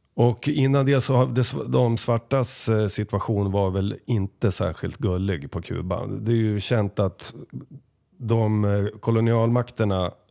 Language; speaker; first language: Swedish; native; Swedish